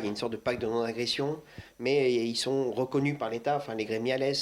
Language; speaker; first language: French; native; French